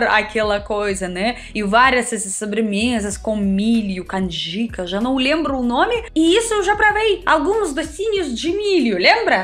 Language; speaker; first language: Portuguese; non-native, fluent; Russian